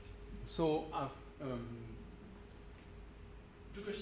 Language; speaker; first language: Chinese; non-native, learner; French